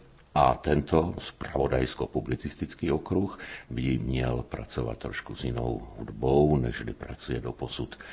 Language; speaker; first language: Czech; native; Czech